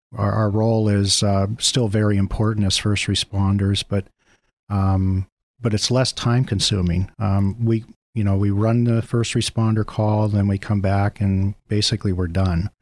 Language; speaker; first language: English; native; English